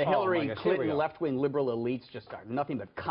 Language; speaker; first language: English; native; English